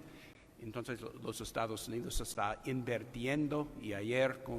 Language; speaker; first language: Spanish; non-native, fluent; English